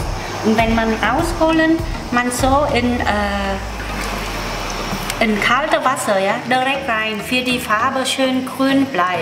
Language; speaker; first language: German; non-native, learner; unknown